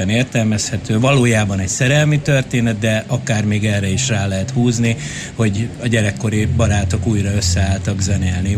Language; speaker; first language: Hungarian; native; Hungarian